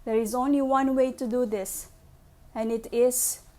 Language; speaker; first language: English; non-native, local second language; Filipino